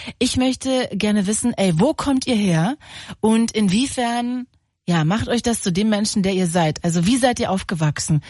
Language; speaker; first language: German; native; German